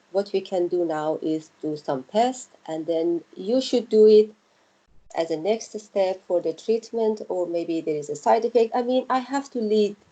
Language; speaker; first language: English; non-native, fluent; Persian